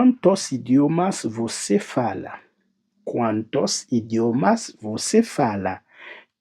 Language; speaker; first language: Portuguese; non-native, learner; Haitian Creole